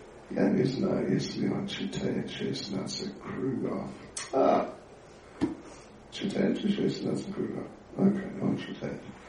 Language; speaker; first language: Russian; non-native, learner; English